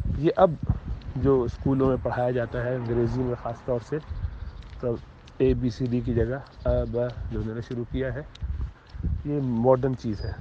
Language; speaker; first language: Urdu; native; Urdu